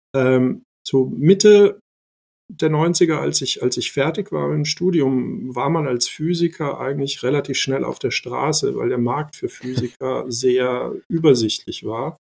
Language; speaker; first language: German; early bilingual, other home language; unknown